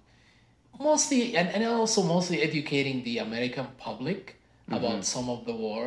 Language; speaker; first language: English; non-native, fluent; Arabic